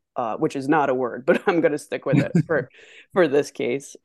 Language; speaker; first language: English; native; English